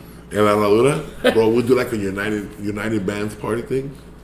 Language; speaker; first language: English; early bilingual, other home language; Spanish